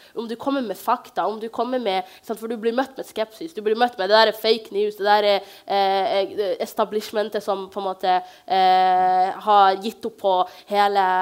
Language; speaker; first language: Norwegian; early bilingual, other home language; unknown